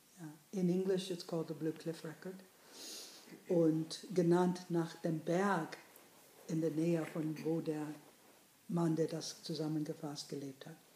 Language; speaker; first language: German; non-native, fluent; English